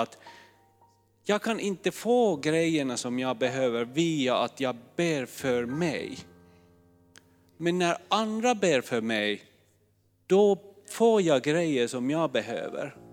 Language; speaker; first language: Swedish; non-native, fluent; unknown